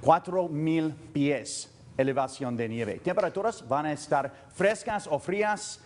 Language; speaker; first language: Spanish; non-native, learner; English